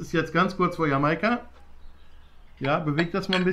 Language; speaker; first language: German; native; German